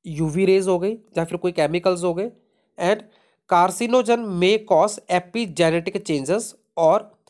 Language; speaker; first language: Hindi; non-native, local second language; Punjabi